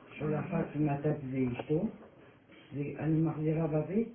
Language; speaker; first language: Hebrew; non-native, learner; French